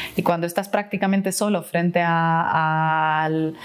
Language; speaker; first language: Spanish; non-native, fluent; Russian